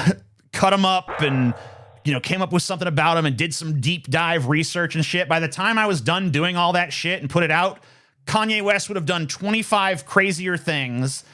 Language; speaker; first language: English; native; English